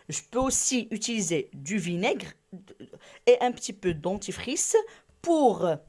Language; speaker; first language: French; non-native, local second language; Arabic